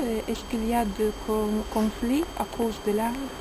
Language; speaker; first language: French; non-native, fluent; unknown